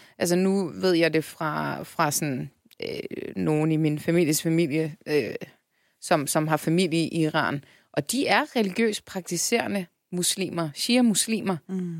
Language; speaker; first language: Danish; early bilingual, other home language; Turkish